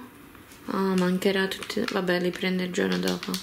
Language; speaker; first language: Italian; early bilingual, heritage; Italian